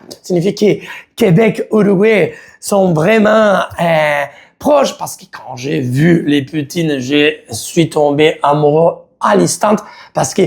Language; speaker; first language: French; non-native, learner; Spanish